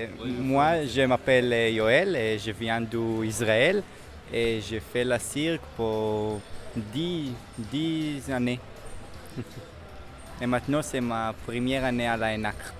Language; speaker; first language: French; non-native, learner; Hebrew